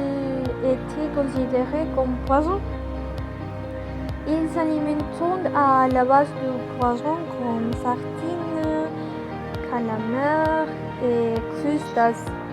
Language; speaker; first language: French; non-native, learner; Spanish